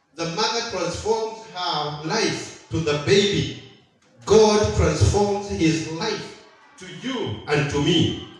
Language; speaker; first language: English; non-native, local second language; Swahili